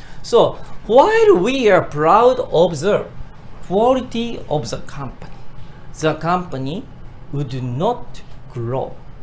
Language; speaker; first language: English; non-native, fluent; Japanese